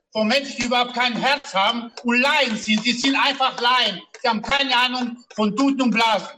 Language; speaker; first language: German; non-native, fluent; Romanian